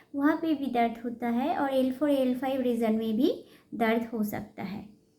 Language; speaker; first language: Hindi; non-native, local second language; Bangla